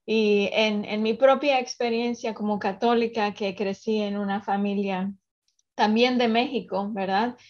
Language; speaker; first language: Spanish; early bilingual, other home language; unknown